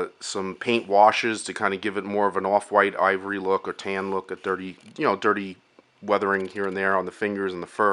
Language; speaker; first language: English; native; English